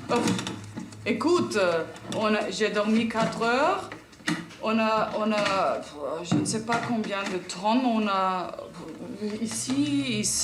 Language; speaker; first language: French; non-native, learner; German